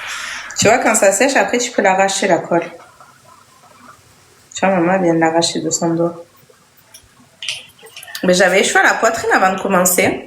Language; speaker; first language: French; native; French